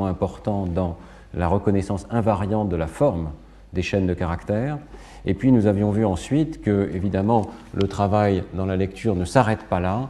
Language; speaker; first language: French; native; French